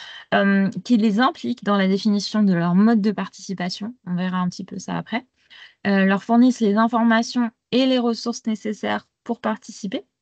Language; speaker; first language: French; native; French